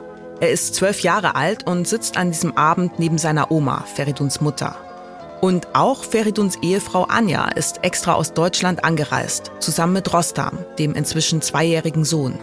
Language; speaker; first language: German; native; German